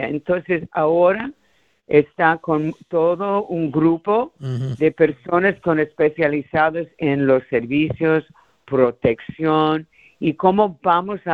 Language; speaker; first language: Spanish; early bilingual, heritage; Spanish